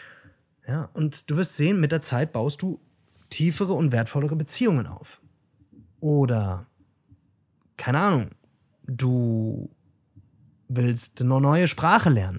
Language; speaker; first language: German; native; German